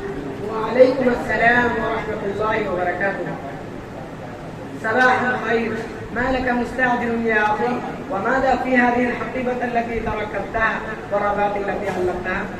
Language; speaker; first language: Arabic; non-native, learner; Urdu